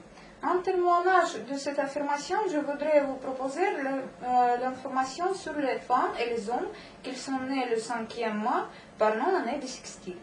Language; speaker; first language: French; non-native, learner; Russian